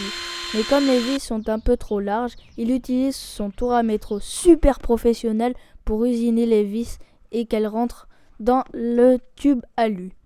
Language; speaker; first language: French; native; French